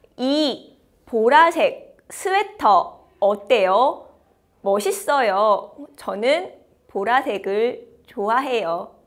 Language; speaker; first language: Korean; native; Korean